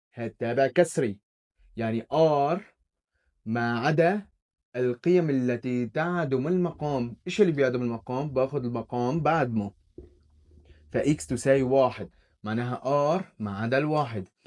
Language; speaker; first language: Arabic; native; Arabic